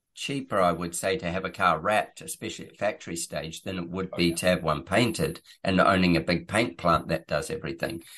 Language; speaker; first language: English; native; English